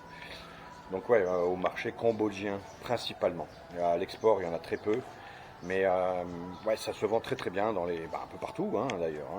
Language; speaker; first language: French; native; French